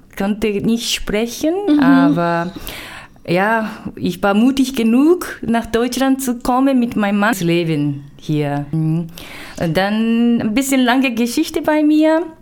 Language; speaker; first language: German; non-native, learner; Japanese